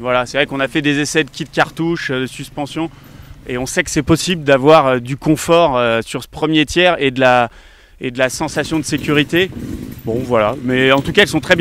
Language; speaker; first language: French; native; French